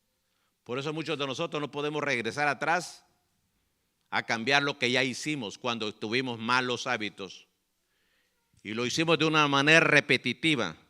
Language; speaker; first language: Spanish; native; Spanish